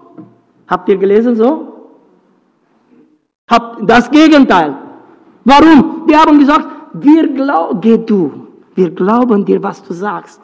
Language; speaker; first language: German; non-native, fluent; Romanian